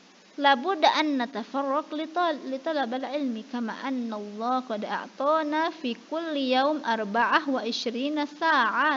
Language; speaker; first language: Arabic; non-native, fluent; Indonesian